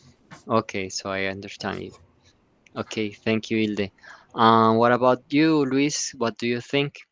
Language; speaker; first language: English; non-native, fluent; Spanish